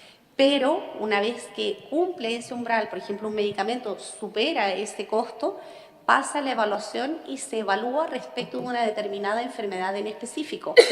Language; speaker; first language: Spanish; native; Spanish